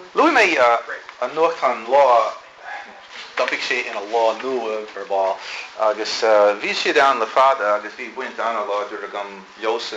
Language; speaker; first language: Irish; non-native, fluent; English